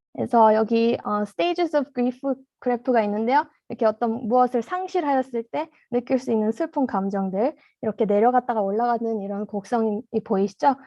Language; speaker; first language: Korean; early bilingual, heritage; Korean